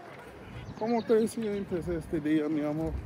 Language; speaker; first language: Spanish; non-native, learner; English